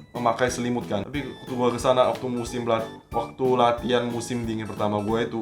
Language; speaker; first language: Indonesian; early bilingual, other home language; Korean